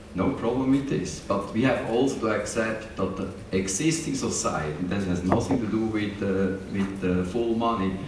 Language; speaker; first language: English; non-native, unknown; German